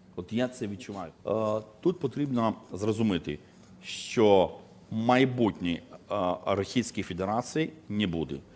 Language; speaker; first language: Ukrainian; non-native, local second language; Russian